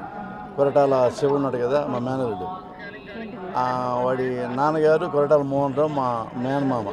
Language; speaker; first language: Telugu; native; Telugu